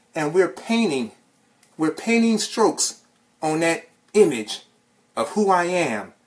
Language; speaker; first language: English; native; English